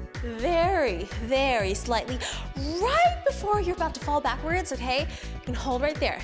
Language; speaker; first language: English; native; English